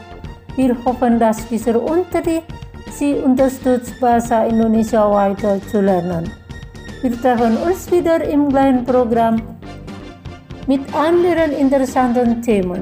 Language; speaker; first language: German; non-native, fluent; Indonesian